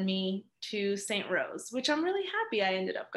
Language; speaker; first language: English; early bilingual, other home language; Spanish